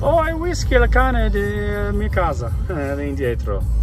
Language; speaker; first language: Italian; non-native, learner; English